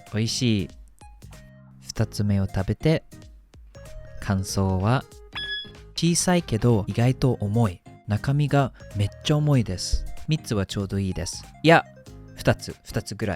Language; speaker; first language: Japanese; non-native, fluent; English